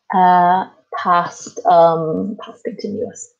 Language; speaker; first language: English; native; English